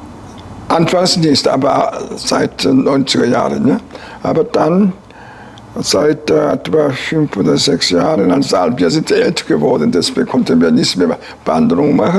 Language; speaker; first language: German; non-native, fluent; Korean